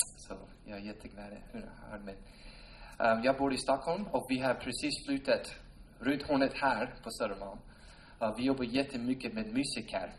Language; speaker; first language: Swedish; non-native, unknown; English